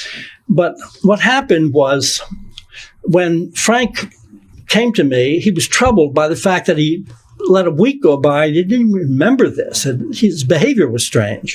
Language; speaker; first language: English; native; English